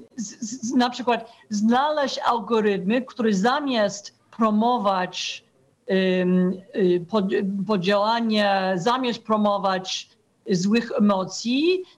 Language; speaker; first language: Polish; non-native, fluent; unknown